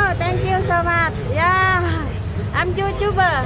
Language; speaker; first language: English; non-native, learner; Thai